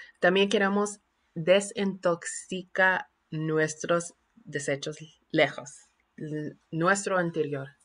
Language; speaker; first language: Spanish; non-native, fluent; English